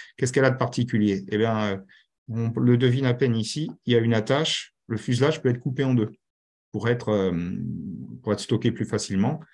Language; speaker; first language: French; native; French